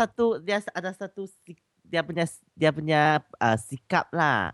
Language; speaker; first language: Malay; non-native, local second language; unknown